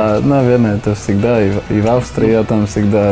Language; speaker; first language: Russian; non-native, learner; Slovak